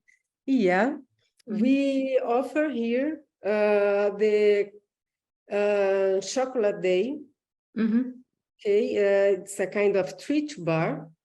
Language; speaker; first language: English; non-native, learner; Portuguese